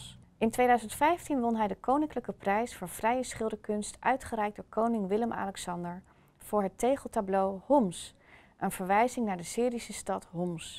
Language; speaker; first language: Dutch; native; Dutch